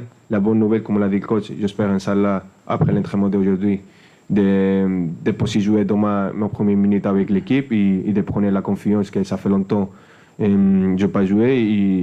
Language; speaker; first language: French; non-native, fluent; Spanish